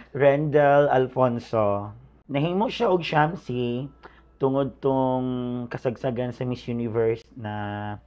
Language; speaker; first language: Cebuano; native; Cebuano